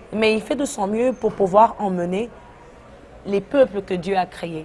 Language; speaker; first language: French; non-native, local second language; Lingala